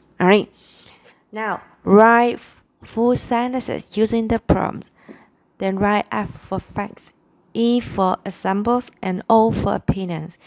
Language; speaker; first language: English; non-native, fluent; Vietnamese